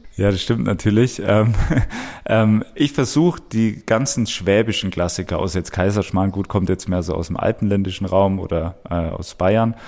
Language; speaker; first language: German; native; German